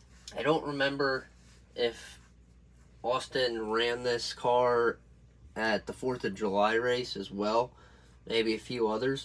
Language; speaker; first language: English; native; English